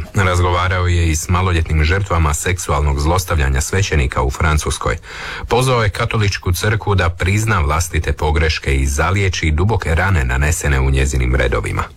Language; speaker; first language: Croatian; native; Croatian